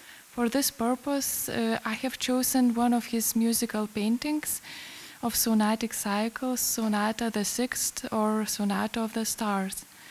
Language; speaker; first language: English; non-native, fluent; Lithuanian